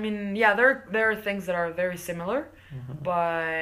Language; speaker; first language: English; non-native, fluent; Spanish